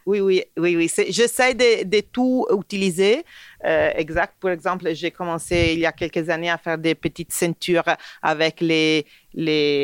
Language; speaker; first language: French; non-native, fluent; Italian